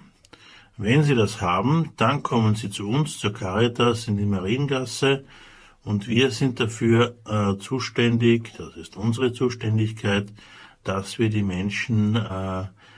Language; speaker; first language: German; native; German